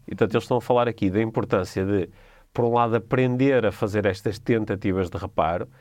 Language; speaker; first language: Portuguese; native; Portuguese